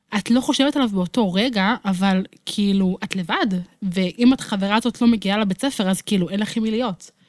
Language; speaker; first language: Hebrew; native; Hebrew